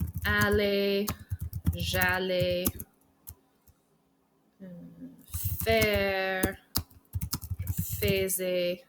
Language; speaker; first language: French; non-native, fluent; English